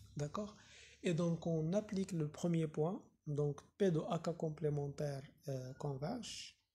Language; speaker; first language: French; non-native, local second language; Arabic